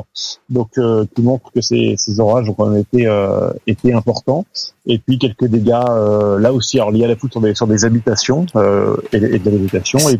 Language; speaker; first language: French; native; French